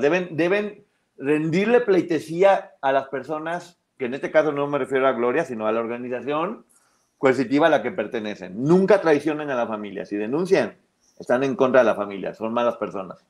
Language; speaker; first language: Spanish; native; Spanish